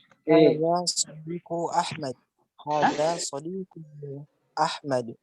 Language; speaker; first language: Arabic; non-native, learner; Indonesian